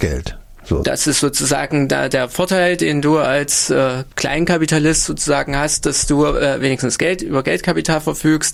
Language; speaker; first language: German; native; German